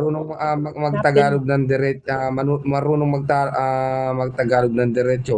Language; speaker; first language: Filipino; non-native, local second language; Cebuano